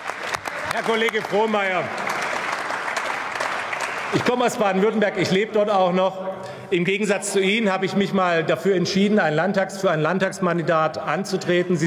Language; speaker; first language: German; native; German